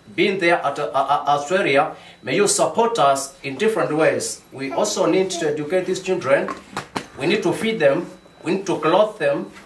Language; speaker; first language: English; non-native, local second language; Swahili